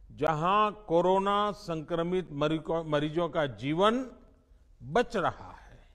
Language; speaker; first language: Hindi; non-native, local second language; Gujarati